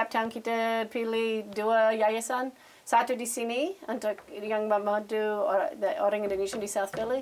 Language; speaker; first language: Indonesian; non-native, learner; English